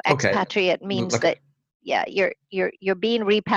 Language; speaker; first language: English; native; English